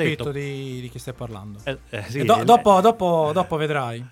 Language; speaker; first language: Italian; native; Italian